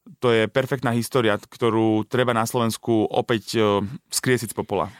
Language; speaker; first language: Slovak; native; Slovak